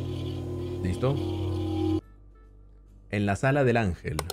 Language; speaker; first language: Spanish; native; Spanish